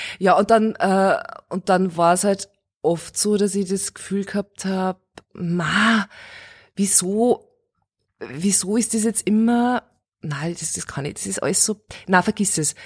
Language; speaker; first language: German; early bilingual, other home language; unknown